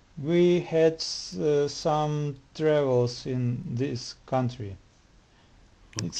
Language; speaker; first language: English; non-native, learner; Russian